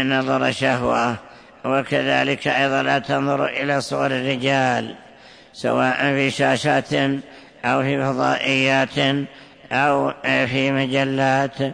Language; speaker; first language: Arabic; native; Arabic